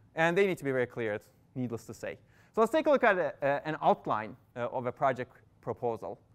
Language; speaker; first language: English; non-native, fluent; Turkish